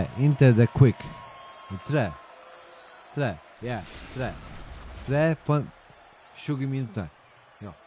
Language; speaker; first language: Swedish; non-native, learner; Polish